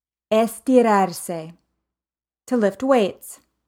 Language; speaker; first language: English; native; English